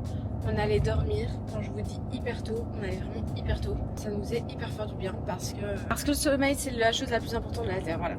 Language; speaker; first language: French; native; French